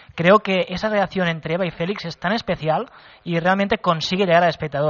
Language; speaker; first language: Spanish; non-native, local second language; Catalan